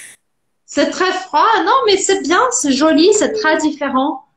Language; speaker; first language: French; non-native, fluent; Portuguese